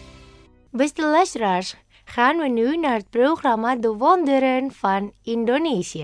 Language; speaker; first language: Dutch; non-native, fluent; Indonesian